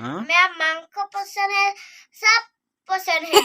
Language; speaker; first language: Hindi; non-native, local second language; Assamese